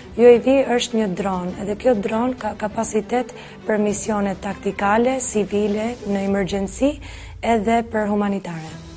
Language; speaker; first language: Albanian; early bilingual, heritage; Albanian